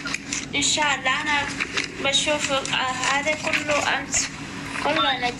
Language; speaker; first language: Arabic; non-native, learner; Oromo